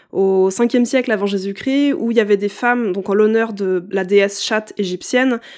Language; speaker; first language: French; native; French